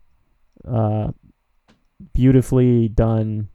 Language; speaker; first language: English; native; English